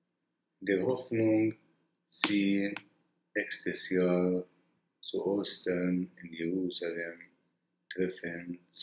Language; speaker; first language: German; non-native, fluent; Arabic